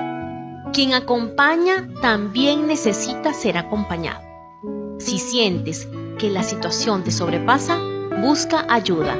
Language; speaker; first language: Spanish; native; Spanish